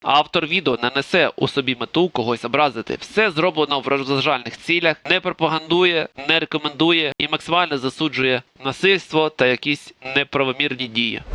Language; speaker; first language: Ukrainian; non-native, local second language; Russian